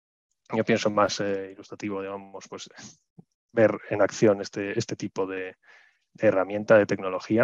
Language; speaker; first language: Spanish; native; Spanish